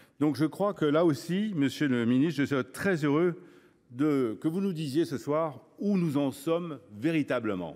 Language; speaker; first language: French; native; French